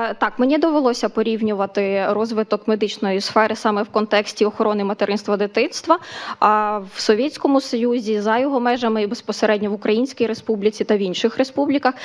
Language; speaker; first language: Ukrainian; native; Ukrainian